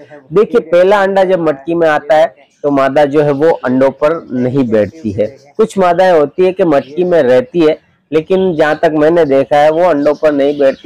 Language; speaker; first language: Hindi; native; Hindi